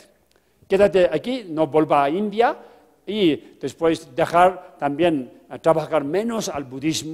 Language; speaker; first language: Spanish; non-native, fluent; Tibetan